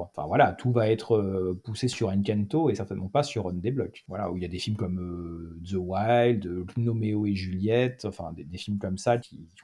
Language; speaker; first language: French; native; French